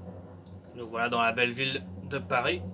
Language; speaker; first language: French; native; French